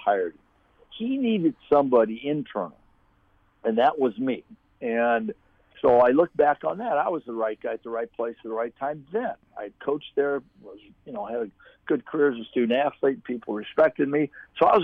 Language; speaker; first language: English; native; English